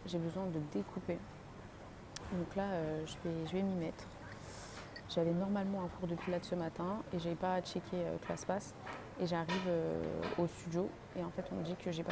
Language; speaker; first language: French; native; French